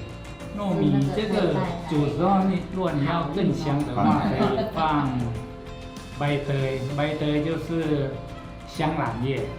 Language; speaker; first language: Chinese; non-native, fluent; Thai